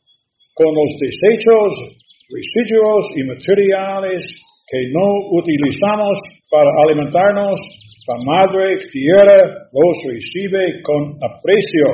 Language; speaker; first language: Spanish; non-native, learner; English